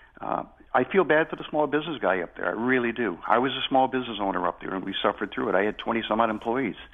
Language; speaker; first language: English; native; English